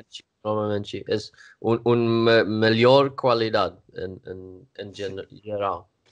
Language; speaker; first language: Spanish; non-native, learner; Swedish